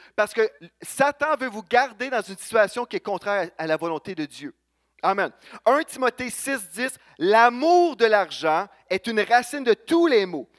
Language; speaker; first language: French; native; French